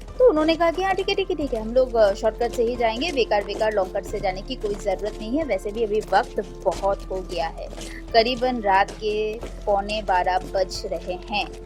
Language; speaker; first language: Hindi; non-native, local second language; Bangla